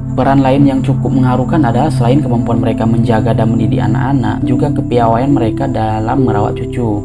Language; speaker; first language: Indonesian; non-native, local second language; Achinese